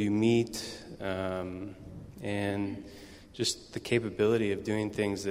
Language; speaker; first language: English; native; English